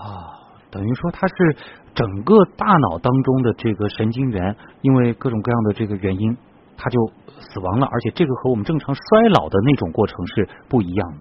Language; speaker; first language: Chinese; native; Chinese